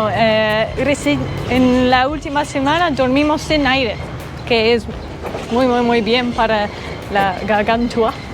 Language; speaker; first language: Spanish; non-native, learner; English